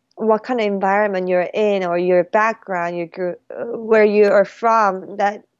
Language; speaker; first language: English; early bilingual, other home language; Korean